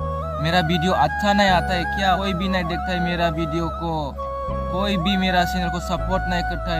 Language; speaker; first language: Hindi; non-native, local second language; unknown